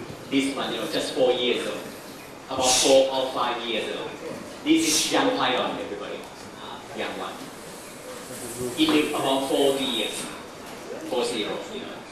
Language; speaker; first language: English; non-native, learner; Thai